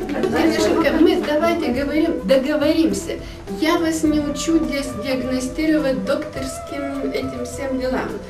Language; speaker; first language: Russian; non-native, fluent; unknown